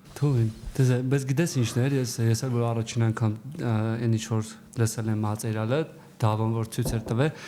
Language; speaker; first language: Armenian; native; Armenian